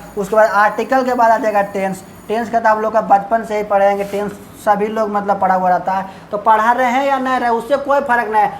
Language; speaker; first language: Hindi; native; Hindi